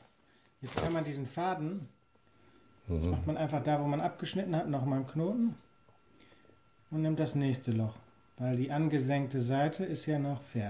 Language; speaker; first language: German; native; German